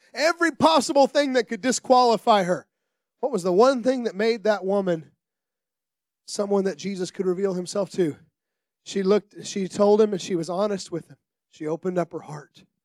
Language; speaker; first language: English; native; English